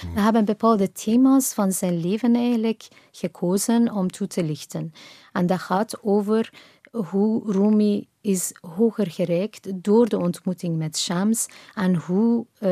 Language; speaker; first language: Dutch; non-native, fluent; Persian